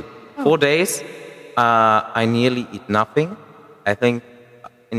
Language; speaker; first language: English; non-native, fluent; German